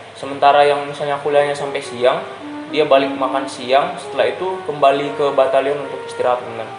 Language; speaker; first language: Indonesian; native; Indonesian